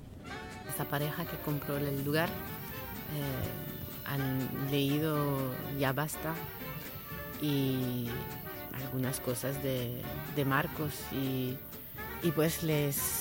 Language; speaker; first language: Spanish; non-native, fluent; French